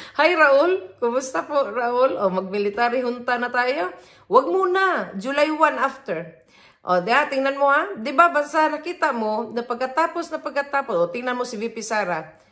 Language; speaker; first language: Filipino; non-native, local second language; Cebuano